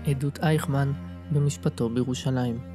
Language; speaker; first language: Hebrew; native; Hebrew